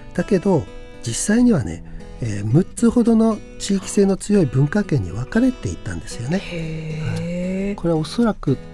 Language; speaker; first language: Japanese; native; Japanese